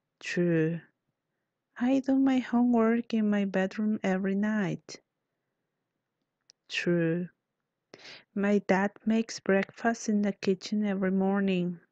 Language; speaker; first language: English; non-native, fluent; Spanish